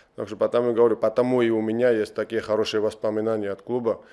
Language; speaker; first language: Russian; non-native, local second language; Georgian